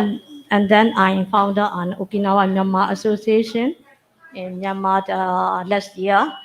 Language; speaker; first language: English; non-native, learner; Burmese